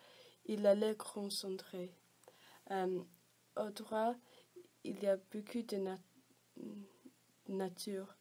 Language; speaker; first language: French; non-native, learner; English